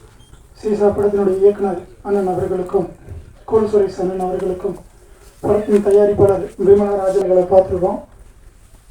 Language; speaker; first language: Tamil; native; Tamil